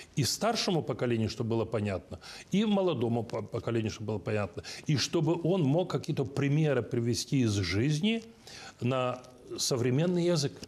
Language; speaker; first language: Russian; non-native, local second language; Romanian